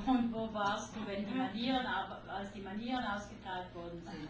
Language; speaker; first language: German; non-native, fluent; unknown